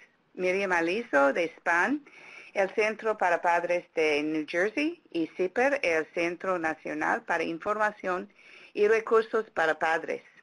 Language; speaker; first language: Spanish; non-native, fluent; English